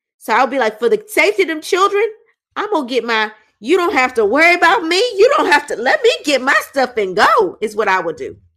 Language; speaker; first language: English; native; English